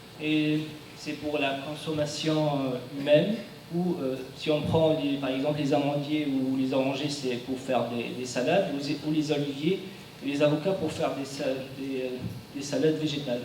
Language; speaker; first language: French; non-native, fluent; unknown